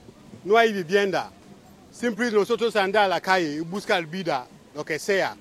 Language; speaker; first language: Spanish; non-native, learner; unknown